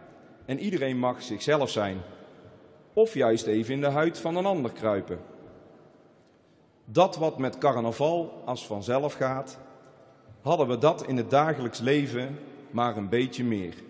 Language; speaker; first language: Dutch; native; Dutch